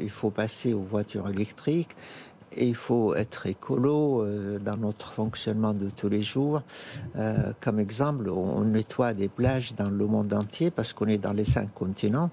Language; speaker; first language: French; non-native, fluent; Arabic